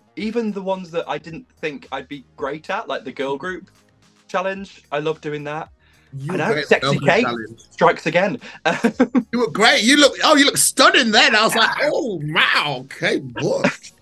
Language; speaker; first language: English; native; English